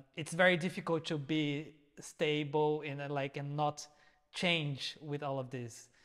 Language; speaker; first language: English; non-native, fluent; Portuguese